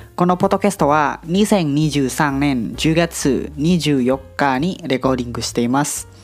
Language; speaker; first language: Japanese; non-native, learner; Indonesian